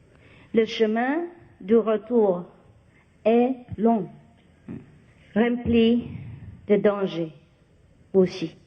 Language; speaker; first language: French; non-native, fluent; Vietnamese